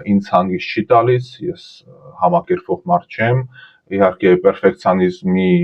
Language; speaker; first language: Armenian; early bilingual, heritage; Armenian